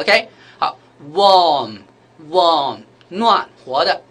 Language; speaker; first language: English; non-native, fluent; Chinese